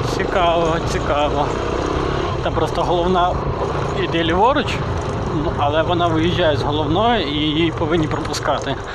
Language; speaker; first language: Ukrainian; non-native, local second language; Russian